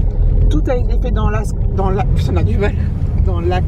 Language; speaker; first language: French; native; French